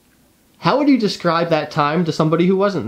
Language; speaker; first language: English; native; English